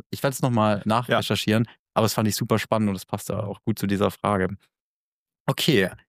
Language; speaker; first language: German; native; German